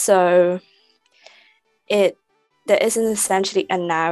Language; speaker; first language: English; native; English